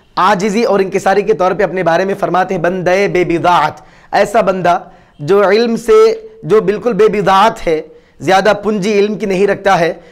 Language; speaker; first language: Urdu; native; Urdu